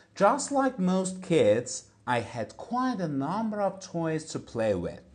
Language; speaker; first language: English; non-native, fluent; Persian